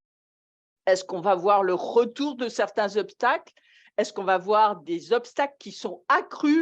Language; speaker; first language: French; native; French